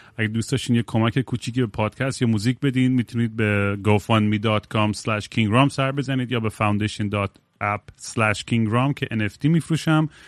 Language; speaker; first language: Persian; early bilingual, heritage; Persian